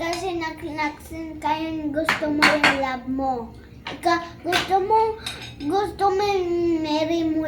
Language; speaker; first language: Filipino; non-native, learner; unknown